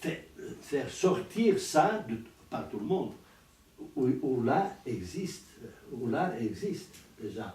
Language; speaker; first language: French; non-native, fluent; Italian